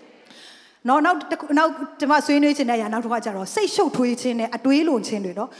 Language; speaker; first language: Burmese; non-native, local second language; Tedim Chin